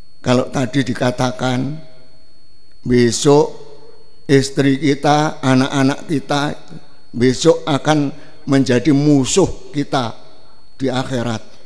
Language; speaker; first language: Indonesian; non-native, local second language; Javanese